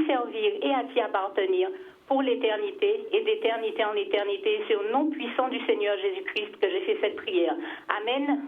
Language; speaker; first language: French; native; French